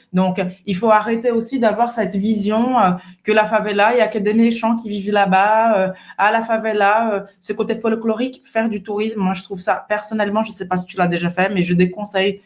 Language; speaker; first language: French; non-native, fluent; Portuguese